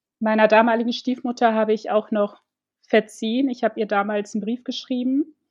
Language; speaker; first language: German; early bilingual, other home language; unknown